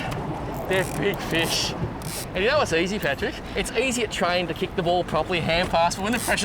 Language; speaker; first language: English; native; English